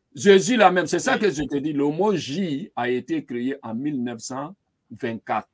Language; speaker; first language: French; non-native, local second language; Lingala